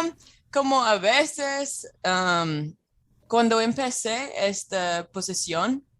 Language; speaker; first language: Spanish; non-native, fluent; English